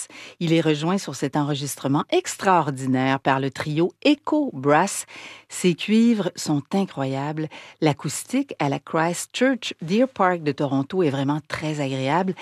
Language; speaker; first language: French; native; French